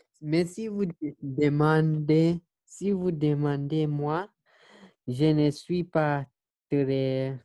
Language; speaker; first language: French; non-native, learner; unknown